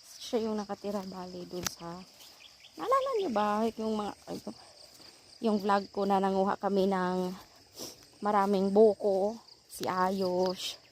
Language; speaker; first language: Filipino; non-native, local second language; Cebuano